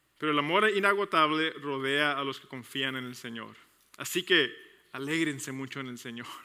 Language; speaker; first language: Spanish; early bilingual, heritage; Spanish